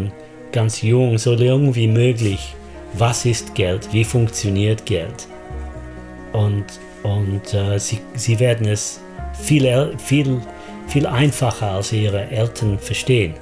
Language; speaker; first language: German; non-native, fluent; English